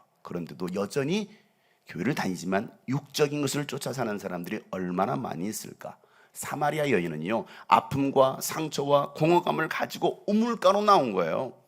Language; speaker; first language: Korean; native; Korean